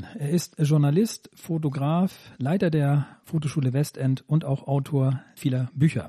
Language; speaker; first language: German; native; German